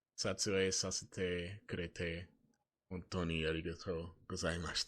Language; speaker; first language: Japanese; non-native, learner; English